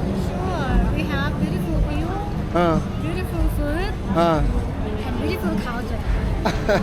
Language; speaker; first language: English; non-native, learner; Thai